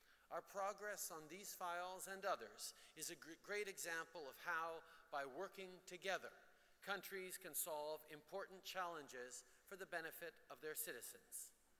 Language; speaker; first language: English; early bilingual, other home language; French